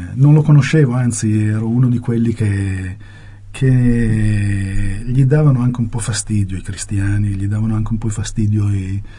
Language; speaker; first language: Italian; native; Italian